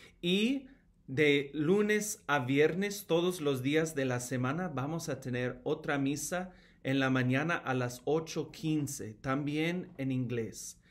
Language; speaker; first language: Spanish; non-native, fluent; English